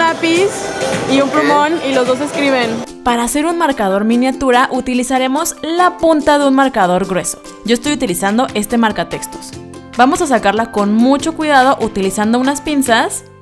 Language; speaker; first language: Spanish; native; Spanish